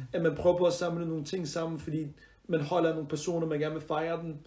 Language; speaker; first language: Danish; early bilingual, other home language; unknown